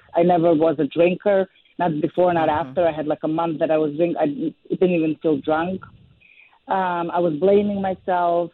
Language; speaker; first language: English; non-native, fluent; Serbian